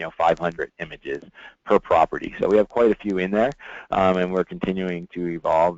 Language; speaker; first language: English; native; English